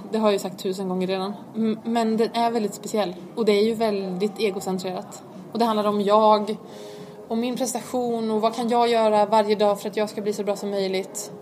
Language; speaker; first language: Swedish; native; Swedish